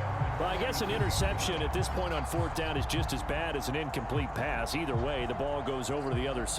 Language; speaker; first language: English; native; English